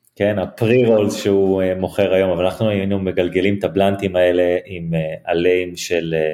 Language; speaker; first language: Hebrew; early bilingual, heritage; Hebrew